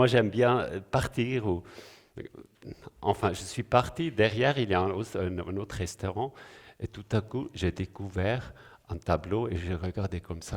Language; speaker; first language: French; non-native, local second language; German